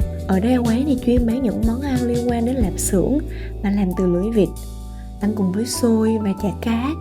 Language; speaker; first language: Vietnamese; native; Vietnamese